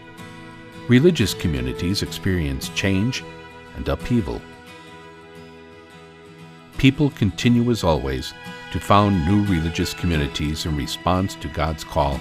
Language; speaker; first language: English; native; English